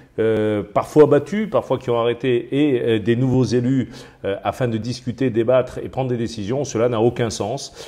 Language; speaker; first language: French; native; French